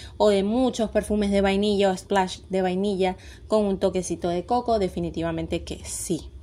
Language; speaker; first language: Spanish; native; Spanish